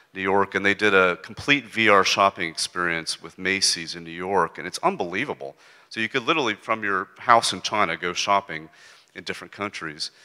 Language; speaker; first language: English; native; English